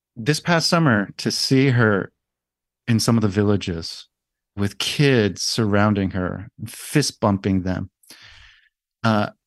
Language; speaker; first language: English; native; English